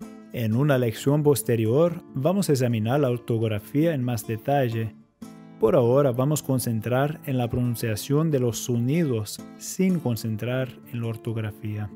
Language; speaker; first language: Spanish; non-native, fluent; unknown